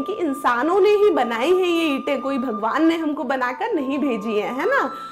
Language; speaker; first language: Hindi; non-native, local second language; Gujarati